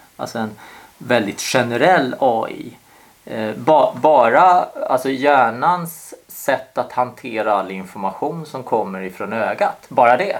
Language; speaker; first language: Swedish; early bilingual, other home language; Korean